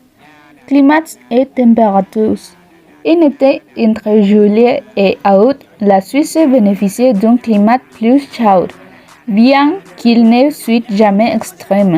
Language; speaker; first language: French; non-native, learner; Spanish